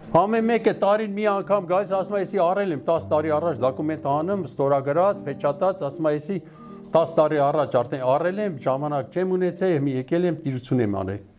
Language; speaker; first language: Armenian; non-native, local second language; Kurdish